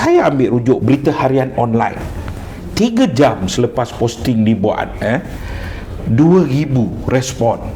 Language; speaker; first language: Malay; native; Malay